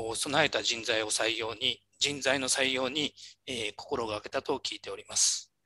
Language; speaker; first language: Japanese; native; Japanese